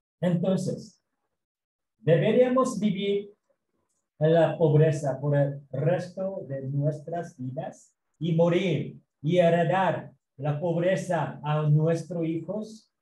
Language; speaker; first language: Spanish; non-native, learner; Korean